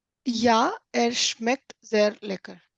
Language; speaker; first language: German; non-native, learner; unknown